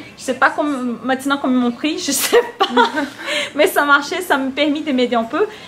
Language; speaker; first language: French; non-native, fluent; Portuguese